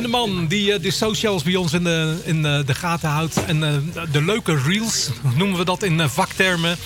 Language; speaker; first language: Dutch; native; Dutch